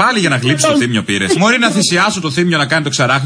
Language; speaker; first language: Greek; native; Greek